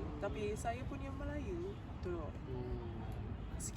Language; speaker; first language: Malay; early bilingual, heritage; English